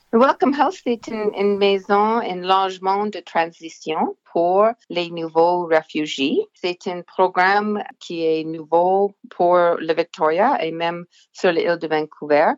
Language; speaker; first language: French; non-native, local second language; English